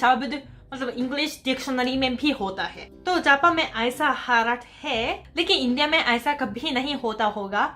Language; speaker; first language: Hindi; non-native, fluent; Japanese